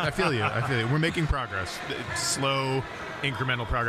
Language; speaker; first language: English; native; English